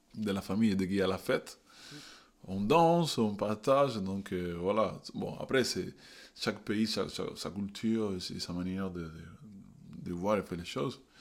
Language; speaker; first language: French; non-native, fluent; Spanish